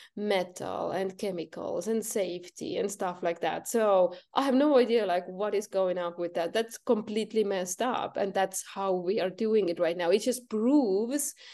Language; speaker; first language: English; non-native, fluent; Estonian